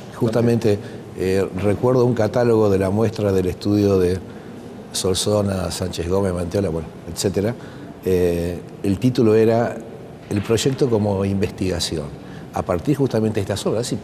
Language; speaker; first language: Spanish; native; Spanish